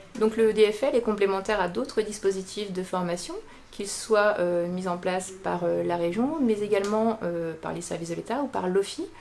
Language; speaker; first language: French; native; French